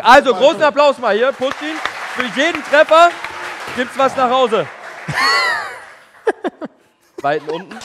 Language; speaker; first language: German; native; German